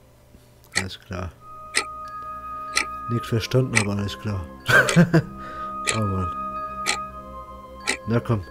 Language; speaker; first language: German; native; German